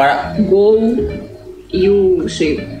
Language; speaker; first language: English; non-native, learner; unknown